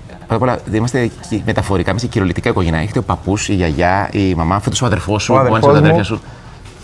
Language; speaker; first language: Greek; native; Greek